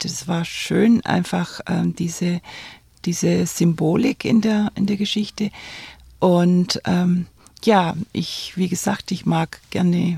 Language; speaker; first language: German; non-native, fluent; Spanish